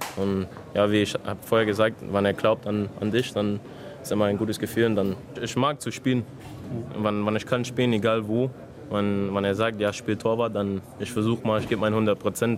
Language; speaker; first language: German; non-native, learner; English